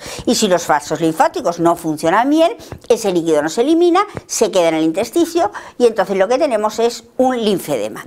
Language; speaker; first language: Spanish; native; Spanish